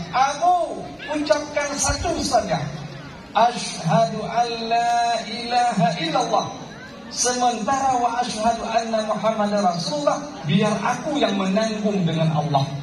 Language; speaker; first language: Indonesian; non-native, local second language; Achinese